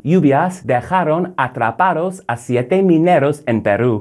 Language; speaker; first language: Spanish; non-native, fluent; English